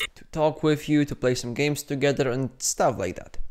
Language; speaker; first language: English; non-native, fluent; Polish